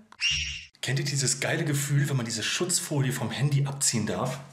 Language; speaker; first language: German; native; German